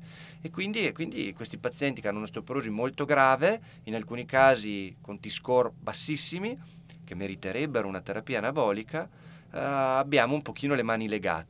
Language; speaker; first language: Italian; native; Italian